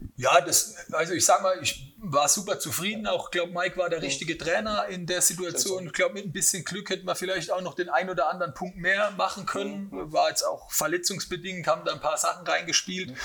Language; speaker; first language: German; native; German